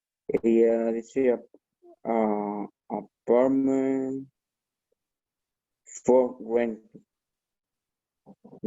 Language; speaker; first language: English; non-native, learner; Spanish